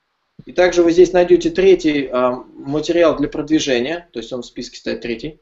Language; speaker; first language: Russian; native; Russian